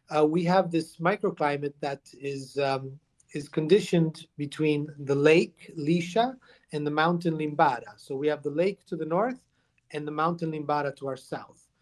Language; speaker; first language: English; early bilingual, other home language; Italian